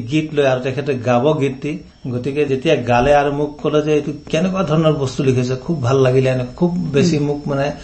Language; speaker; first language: Assamese; non-native, local second language; Sadri